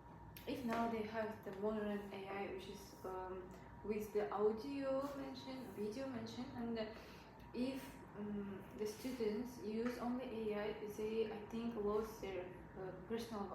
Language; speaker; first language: English; non-native, learner; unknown